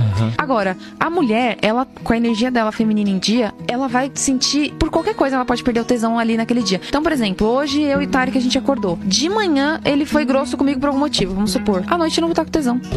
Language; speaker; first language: Portuguese; native; Portuguese